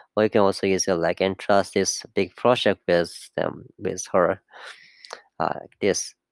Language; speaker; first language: English; non-native, fluent; Japanese